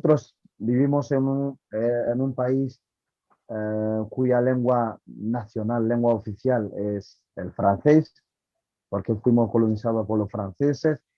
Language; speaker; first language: Spanish; non-native, fluent; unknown